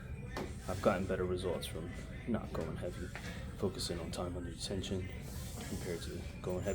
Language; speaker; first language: English; native; English